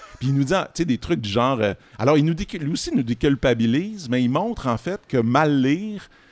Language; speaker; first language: French; native; French